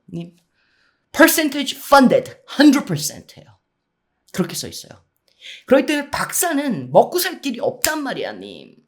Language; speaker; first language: Korean; early bilingual, heritage; Korean